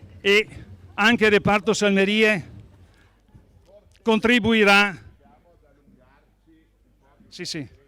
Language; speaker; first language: Italian; native; Italian